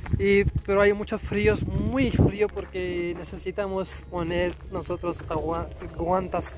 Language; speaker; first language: Spanish; non-native, learner; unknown